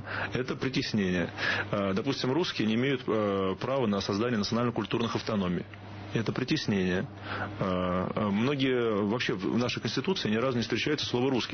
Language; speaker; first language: Russian; native; Russian